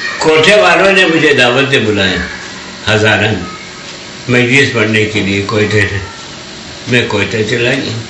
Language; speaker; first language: Urdu; non-native, local second language; Balti